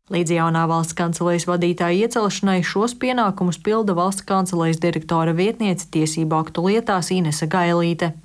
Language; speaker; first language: Latvian; native; Latvian